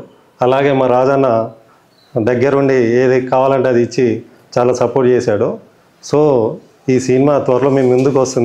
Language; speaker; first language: Telugu; native; Telugu